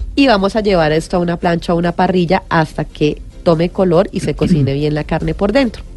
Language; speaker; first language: Spanish; native; Spanish